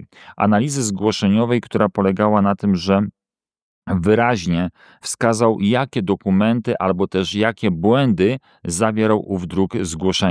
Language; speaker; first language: Polish; native; Polish